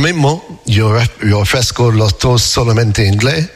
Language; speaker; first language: Spanish; non-native, learner; English